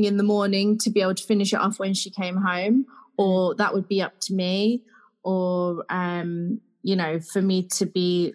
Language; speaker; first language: English; native; English